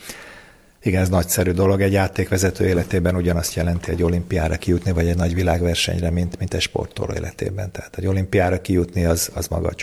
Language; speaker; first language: Hungarian; native; Hungarian